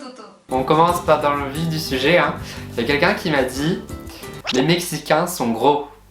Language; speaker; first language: French; native; French